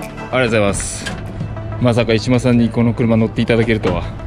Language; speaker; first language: Japanese; native; Japanese